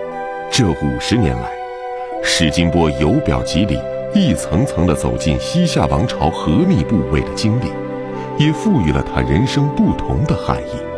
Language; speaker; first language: Chinese; native; Chinese